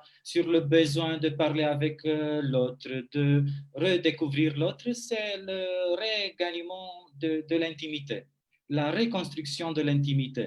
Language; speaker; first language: French; non-native, fluent; Romanian